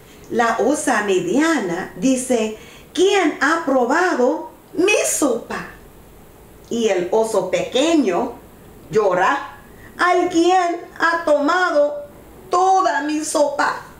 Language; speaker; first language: Spanish; non-native, learner; English